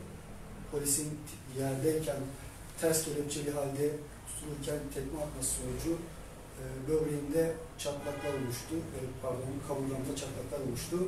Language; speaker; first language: Turkish; native; Turkish